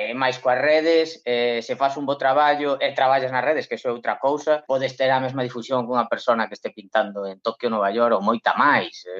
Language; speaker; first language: Galician; non-native, local second language; Spanish